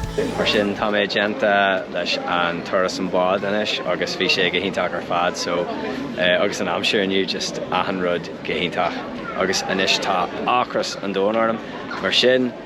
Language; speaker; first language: Irish; non-native, local second language; English